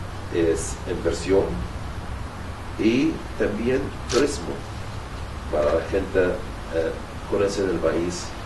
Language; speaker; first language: Spanish; non-native, learner; Arabic